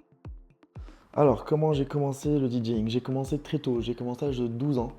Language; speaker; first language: French; non-native, local second language; Arabic